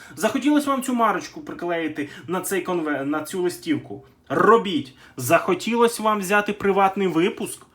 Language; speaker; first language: Ukrainian; native; Ukrainian